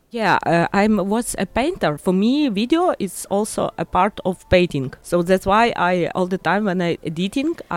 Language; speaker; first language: English; non-native, learner; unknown